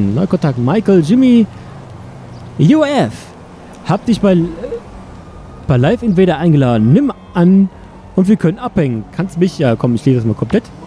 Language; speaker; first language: German; native; German